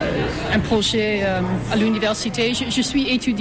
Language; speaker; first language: French; non-native, fluent; English